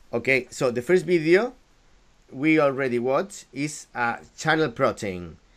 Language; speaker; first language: English; non-native, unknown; Galician